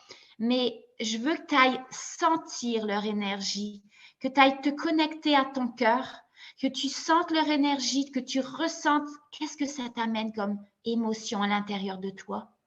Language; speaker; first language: French; native; French